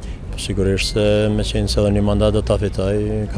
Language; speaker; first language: Albanian; native; Albanian